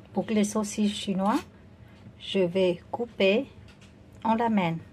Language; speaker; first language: French; non-native, fluent; Vietnamese